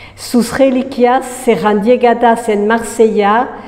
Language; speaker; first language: Spanish; non-native, fluent; French